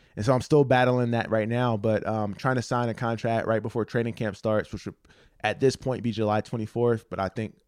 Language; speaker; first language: English; native; English